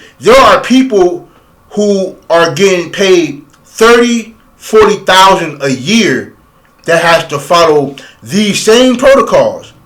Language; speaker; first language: English; native; English